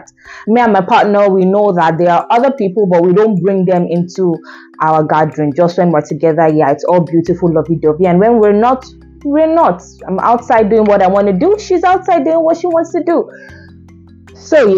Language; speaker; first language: English; non-native, local second language; Igbo